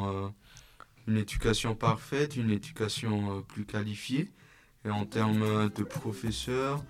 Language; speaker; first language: French; non-native, local second language; Malagasy